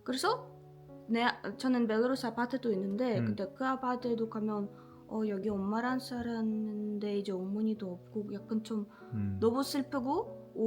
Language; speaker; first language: Korean; non-native, fluent; Russian